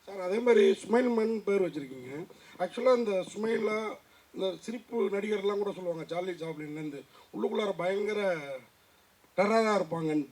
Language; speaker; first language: Tamil; native; Tamil